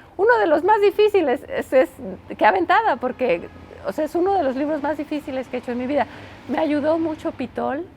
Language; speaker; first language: Spanish; native; Spanish